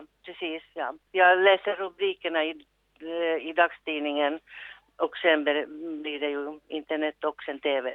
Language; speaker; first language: Swedish; non-native, local second language; Finnish